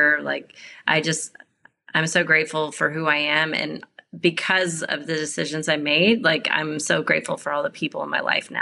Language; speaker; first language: English; native; English